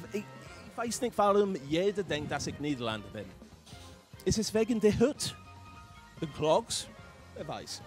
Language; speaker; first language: German; non-native, fluent; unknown